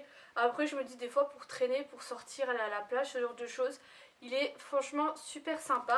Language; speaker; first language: French; native; French